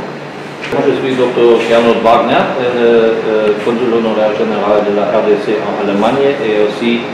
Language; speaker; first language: French; non-native, learner; German